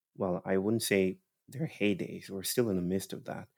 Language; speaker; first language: English; non-native, local second language; Yoruba